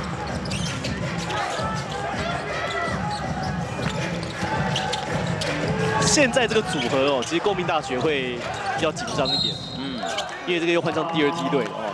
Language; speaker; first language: Chinese; native; Chinese